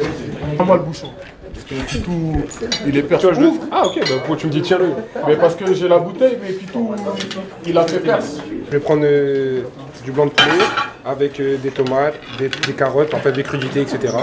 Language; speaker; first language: French; native; French